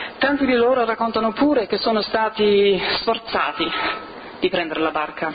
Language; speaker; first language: Italian; non-native, fluent; Arabic